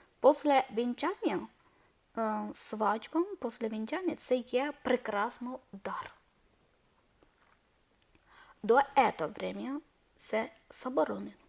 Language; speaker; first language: Ukrainian; non-native, learner; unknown